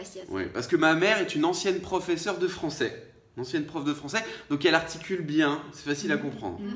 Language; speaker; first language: French; native; French